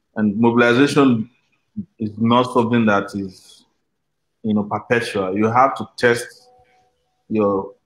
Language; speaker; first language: English; non-native, local second language; Yoruba